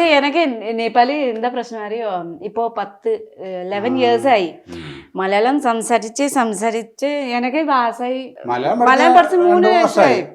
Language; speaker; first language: Malayalam; non-native, learner; Nepali